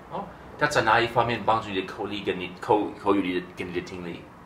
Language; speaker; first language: Chinese; non-native, fluent; English